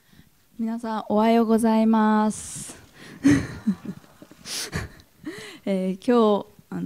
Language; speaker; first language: Japanese; non-native, fluent; Korean